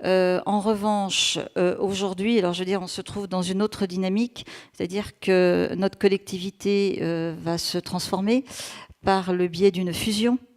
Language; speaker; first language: French; native; French